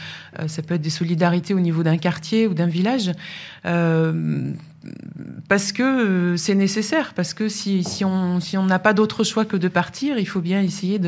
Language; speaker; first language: French; native; French